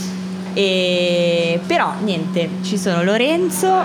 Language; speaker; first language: Italian; native; Italian